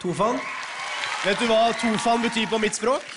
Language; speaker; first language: Norwegian; early bilingual, other home language; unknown